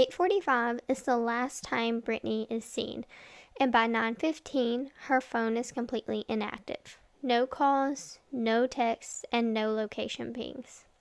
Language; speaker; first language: English; native; English